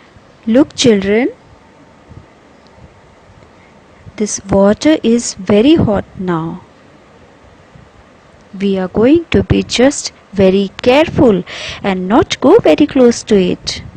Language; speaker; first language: English; non-native, local second language; Hindi